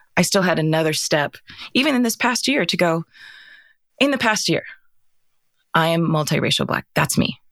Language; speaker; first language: English; native; English